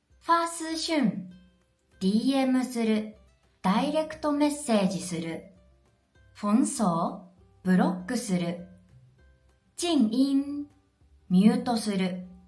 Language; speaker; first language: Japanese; native; Japanese